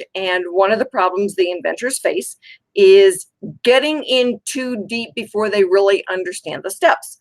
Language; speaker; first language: English; native; English